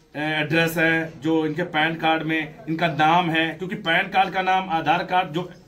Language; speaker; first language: Hindi; native; Hindi